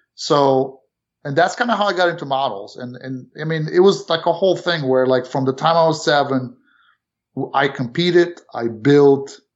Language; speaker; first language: English; early bilingual, other home language; Romanian